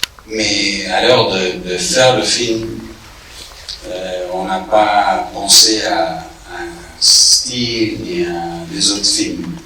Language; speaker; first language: French; non-native, fluent; English